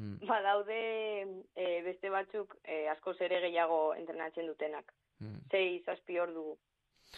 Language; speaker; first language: Basque; non-native, local second language; Spanish